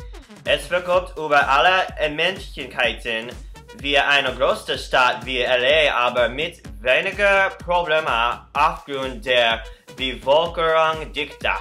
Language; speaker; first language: German; non-native, learner; English